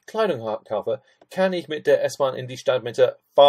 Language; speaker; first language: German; non-native, fluent; English